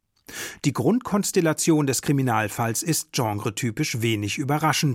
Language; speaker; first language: German; native; German